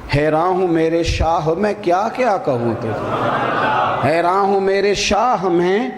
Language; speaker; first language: Urdu; non-native, local second language; Punjabi